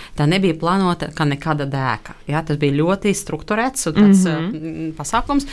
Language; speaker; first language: Latvian; non-native, local second language; Russian